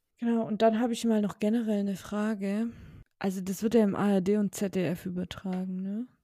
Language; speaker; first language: German; native; German